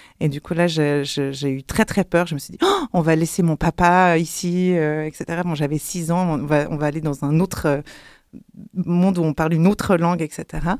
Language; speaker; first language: French; non-native, local second language; German